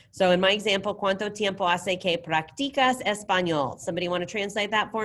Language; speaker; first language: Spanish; non-native, fluent; English